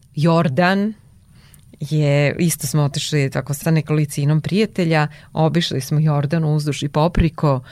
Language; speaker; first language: Serbian; non-native, local second language; Hungarian